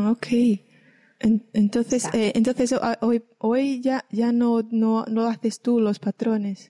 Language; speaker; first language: Spanish; native; Spanish